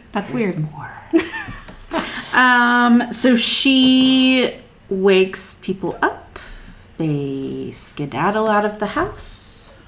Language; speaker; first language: English; native; English